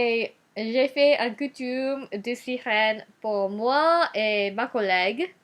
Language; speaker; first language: French; non-native, learner; Japanese